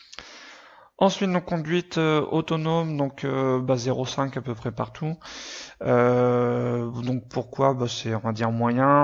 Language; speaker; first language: French; native; French